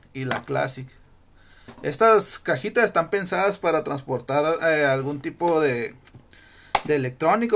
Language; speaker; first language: Spanish; native; Spanish